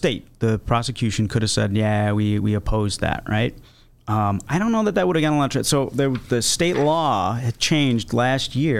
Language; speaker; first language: English; native; English